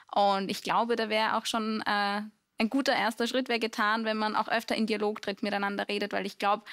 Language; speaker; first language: German; early bilingual, other home language; Arabic